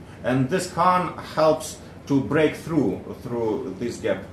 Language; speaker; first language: English; non-native, fluent; Russian